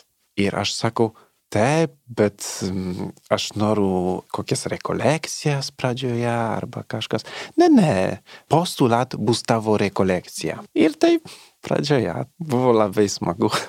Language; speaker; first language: Lithuanian; non-native, learner; Polish